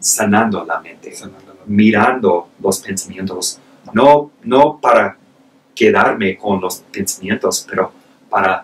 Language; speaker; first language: Spanish; non-native, fluent; English